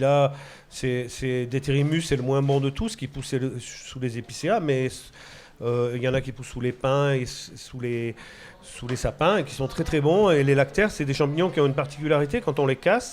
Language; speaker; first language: French; native; French